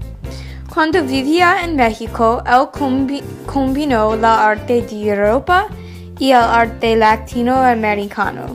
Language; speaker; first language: Spanish; non-native, learner; English